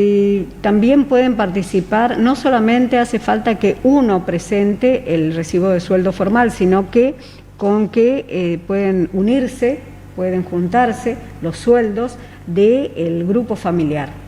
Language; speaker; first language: Spanish; native; Spanish